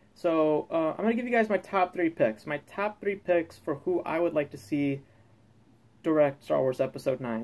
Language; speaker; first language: English; native; English